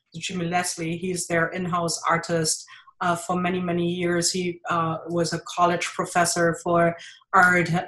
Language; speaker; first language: English; non-native, fluent; German